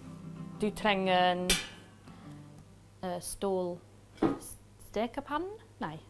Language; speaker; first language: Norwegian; non-native, learner; English